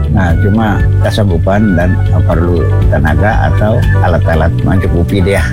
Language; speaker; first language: Malay; non-native, local second language; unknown